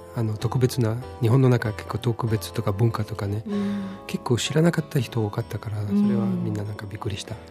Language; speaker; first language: Japanese; non-native, fluent; French